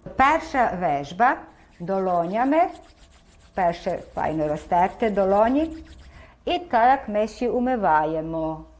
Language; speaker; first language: Ukrainian; early bilingual, heritage; Ukrainian